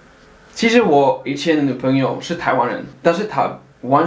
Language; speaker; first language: Chinese; non-native, fluent; Swedish